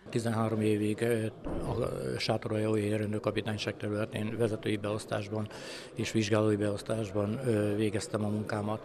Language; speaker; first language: Hungarian; native; Hungarian